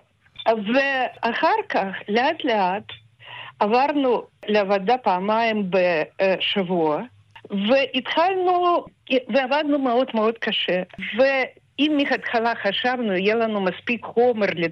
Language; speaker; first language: Hebrew; non-native, fluent; Russian